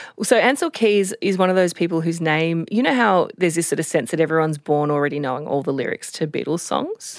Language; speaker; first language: English; native; English